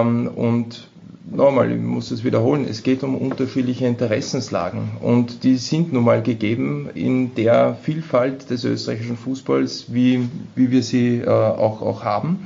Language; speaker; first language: German; native; German